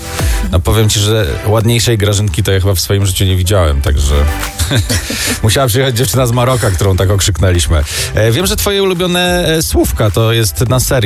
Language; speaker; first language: Polish; native; Polish